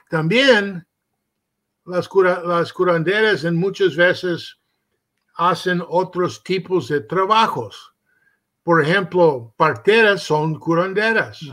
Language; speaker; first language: Spanish; early bilingual, heritage; Spanish